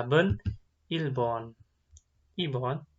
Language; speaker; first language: Korean; non-native, fluent; Indonesian